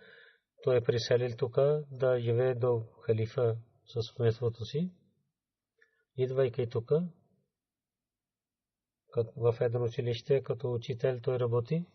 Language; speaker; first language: Bulgarian; non-native, fluent; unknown